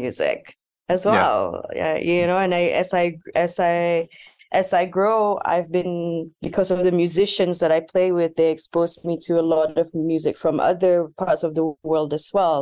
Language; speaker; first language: English; non-native, local second language; Malay